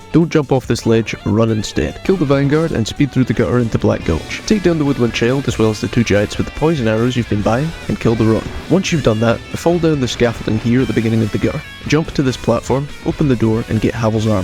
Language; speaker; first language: English; native; English